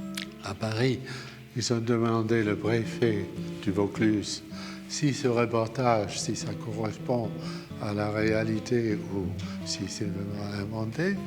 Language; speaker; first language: French; non-native, fluent; German